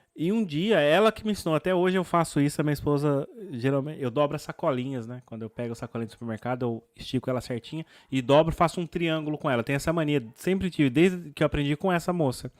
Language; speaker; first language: Portuguese; native; Portuguese